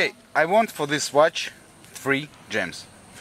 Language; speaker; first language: English; non-native, learner; Russian